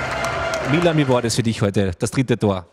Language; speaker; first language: German; native; German